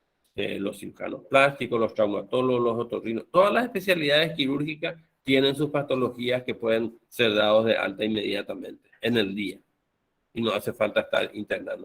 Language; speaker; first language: Spanish; native; Spanish